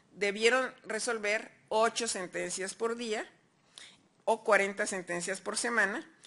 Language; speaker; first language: Spanish; native; Spanish